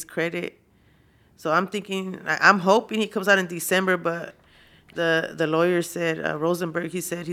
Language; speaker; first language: English; early bilingual, other home language; Spanish